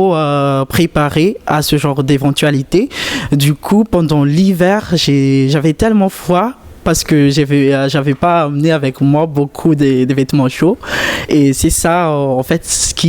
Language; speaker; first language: French; native; French